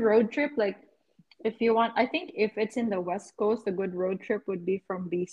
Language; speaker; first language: English; non-native, local second language; Cebuano